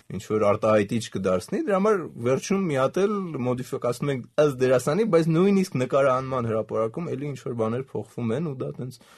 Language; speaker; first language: Armenian; native; Armenian